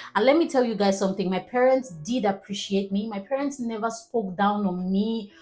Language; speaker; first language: English; non-native, local second language; Igbo